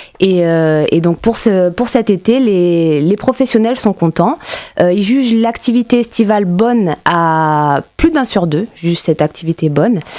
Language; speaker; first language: French; native; French